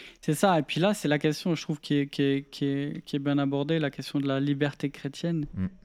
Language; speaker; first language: French; native; French